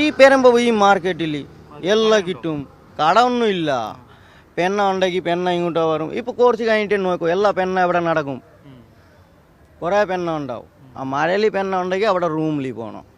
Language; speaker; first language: Malayalam; non-native, learner; Assamese